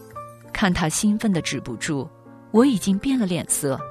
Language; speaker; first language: Chinese; native; Chinese